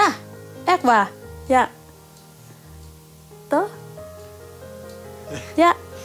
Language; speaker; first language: Dutch; non-native, learner; Thai